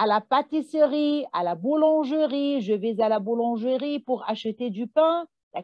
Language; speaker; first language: French; non-native, fluent; Arabic